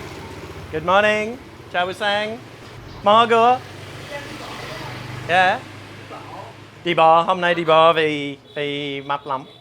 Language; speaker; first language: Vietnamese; non-native, learner; English